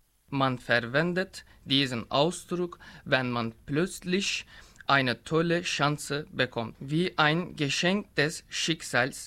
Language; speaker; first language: German; non-native, learner; Turkish